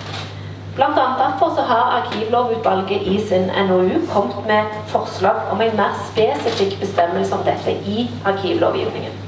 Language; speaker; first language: Norwegian; native; Norwegian